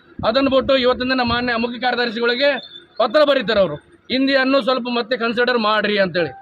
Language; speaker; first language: Kannada; native; Kannada